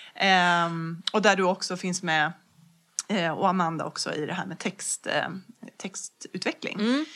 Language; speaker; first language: Swedish; native; Swedish